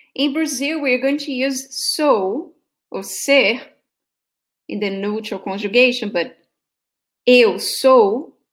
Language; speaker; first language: English; non-native, fluent; Portuguese